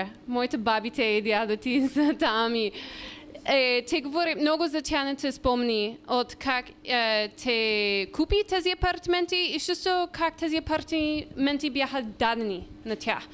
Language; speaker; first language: Bulgarian; non-native, learner; English